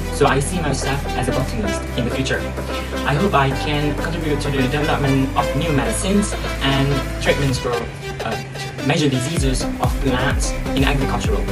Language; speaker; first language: English; non-native, local second language; Malay